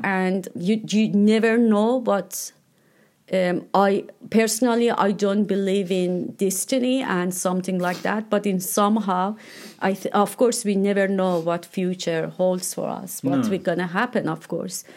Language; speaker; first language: English; non-native, fluent; Persian